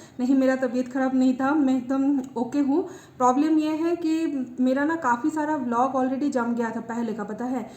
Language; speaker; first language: Hindi; non-native, local second language; Bangla